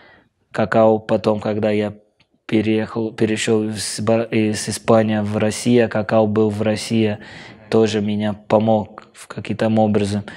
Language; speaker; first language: Russian; non-native, fluent; Portuguese